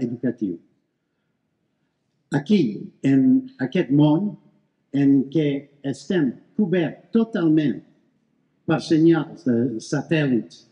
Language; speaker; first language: Catalan; non-native, fluent; English